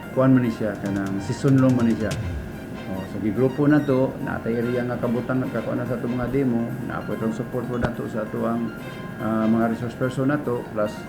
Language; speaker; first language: Cebuano; native; Cebuano